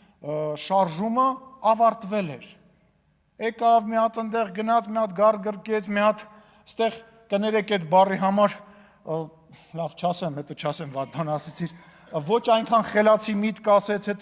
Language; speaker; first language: Armenian; native; Armenian